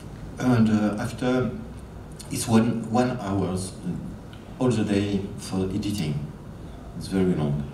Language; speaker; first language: English; non-native, learner; French